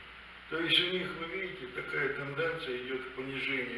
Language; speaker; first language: Russian; native; Russian